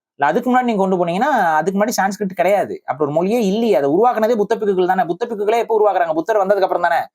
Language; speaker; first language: Tamil; native; Tamil